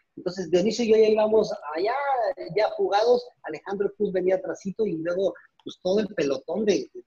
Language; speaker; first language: Spanish; native; Spanish